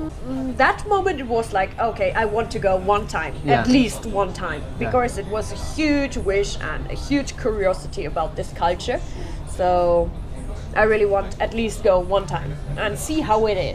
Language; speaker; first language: English; non-native, fluent; German